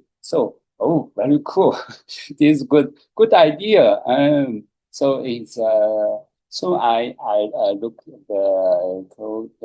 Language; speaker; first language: English; non-native, learner; Chinese